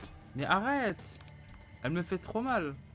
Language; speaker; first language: French; native; French